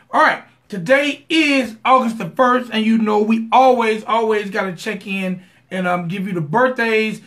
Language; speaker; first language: English; native; English